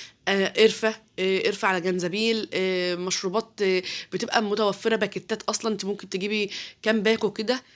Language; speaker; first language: Arabic; native; Arabic